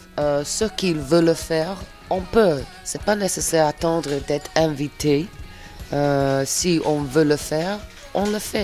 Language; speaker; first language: French; non-native, fluent; English